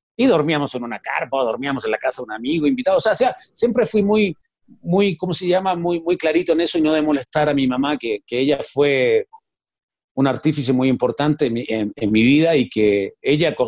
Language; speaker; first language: Spanish; native; Spanish